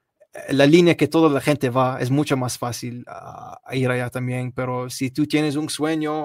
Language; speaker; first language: Spanish; non-native, learner; Arabic